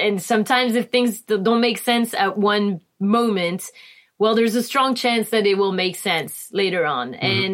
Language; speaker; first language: English; non-native, fluent; French